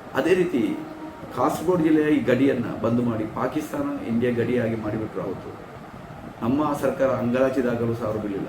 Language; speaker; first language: Kannada; non-native, local second language; Tulu